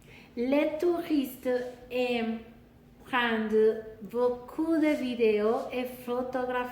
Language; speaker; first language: French; non-native, learner; Spanish